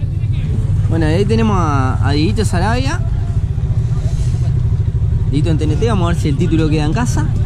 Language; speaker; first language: Spanish; native; Spanish